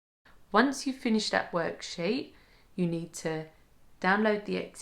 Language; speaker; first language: English; native; English